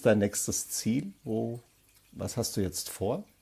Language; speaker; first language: German; native; German